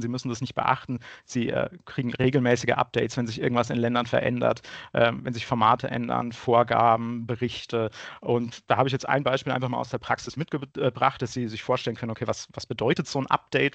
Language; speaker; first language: German; native; German